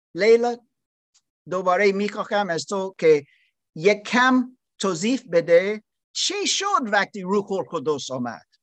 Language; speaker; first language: Persian; non-native, learner; German